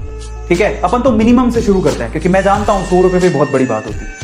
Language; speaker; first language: Hindi; native; Hindi